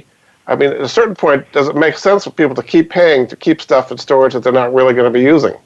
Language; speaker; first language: English; native; English